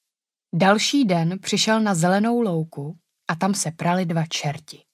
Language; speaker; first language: Czech; native; Czech